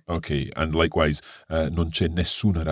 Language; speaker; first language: Italian; non-native, fluent; English